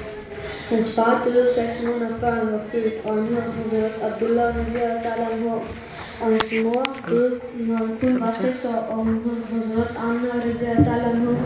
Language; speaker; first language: Danish; early bilingual, other home language; Urdu